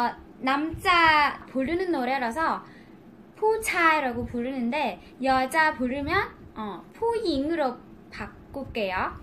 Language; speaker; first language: Korean; non-native, learner; Thai